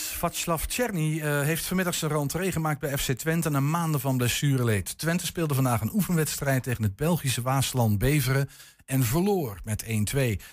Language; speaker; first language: Dutch; native; Dutch